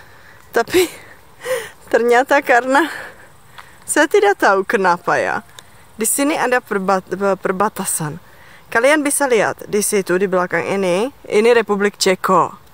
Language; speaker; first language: Indonesian; non-native, fluent; Czech